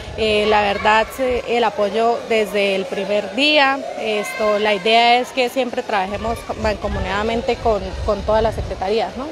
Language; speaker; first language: Spanish; native; Spanish